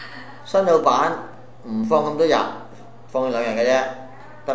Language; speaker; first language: Cantonese; native; Cantonese